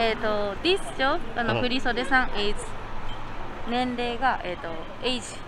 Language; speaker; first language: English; non-native, learner; Japanese